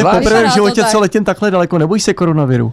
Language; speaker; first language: Czech; native; Czech